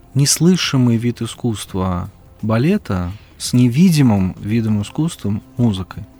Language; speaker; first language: Russian; native; Russian